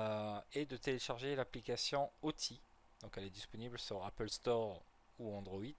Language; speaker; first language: French; native; French